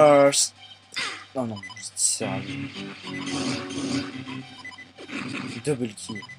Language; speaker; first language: French; native; French